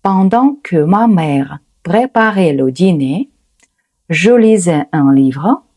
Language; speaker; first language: French; non-native, fluent; Ukrainian